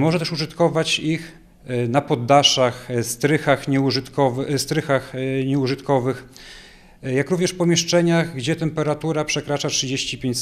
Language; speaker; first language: Polish; native; Polish